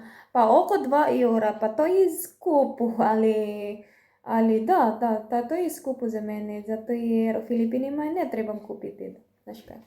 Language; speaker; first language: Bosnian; non-native, learner; Filipino